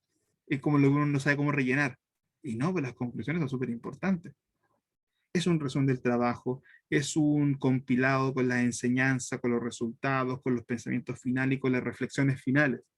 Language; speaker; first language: Spanish; native; Spanish